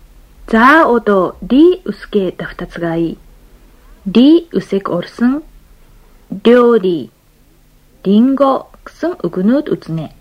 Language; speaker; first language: Mongolian; non-native, fluent; Japanese